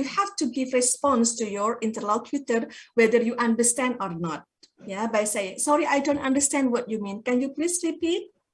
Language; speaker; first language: English; non-native, fluent; Indonesian